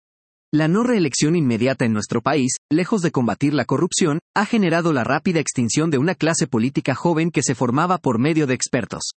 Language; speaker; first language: Spanish; native; Spanish